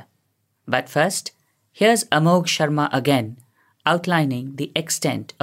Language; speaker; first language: English; non-native, local second language; Hindi